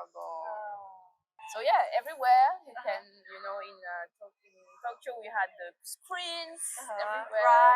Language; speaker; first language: English; non-native, learner; French